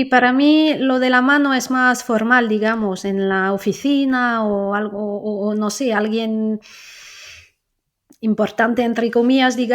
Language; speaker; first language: Spanish; non-native, fluent; French